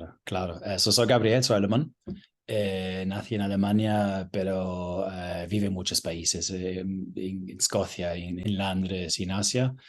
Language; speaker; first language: Spanish; non-native, learner; German